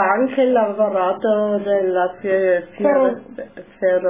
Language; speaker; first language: Italian; non-native, local second language; German